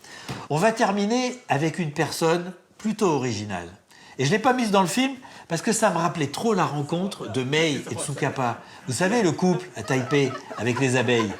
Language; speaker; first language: French; native; French